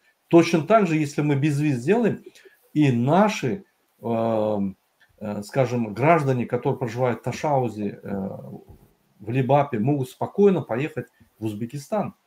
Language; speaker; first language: Russian; native; Russian